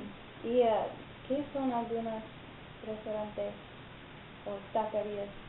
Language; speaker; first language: Spanish; non-native, learner; English